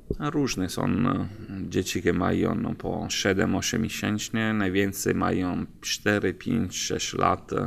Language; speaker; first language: Polish; non-native, learner; Italian